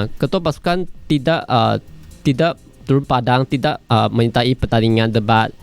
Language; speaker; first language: Malay; non-native, local second language; Chinese